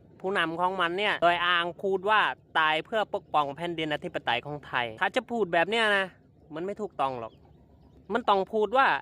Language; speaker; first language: Thai; non-native, fluent; Khmer